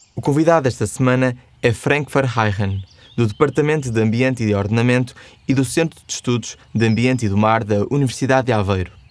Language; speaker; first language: Portuguese; native; Portuguese